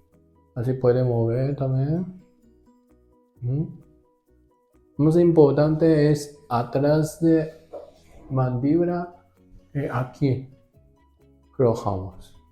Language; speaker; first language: Spanish; non-native, learner; Japanese